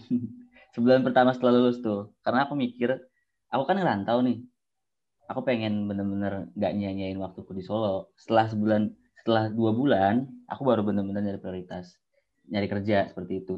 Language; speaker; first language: Indonesian; native; Indonesian